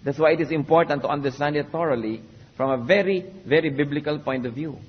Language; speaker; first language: English; non-native, local second language; Filipino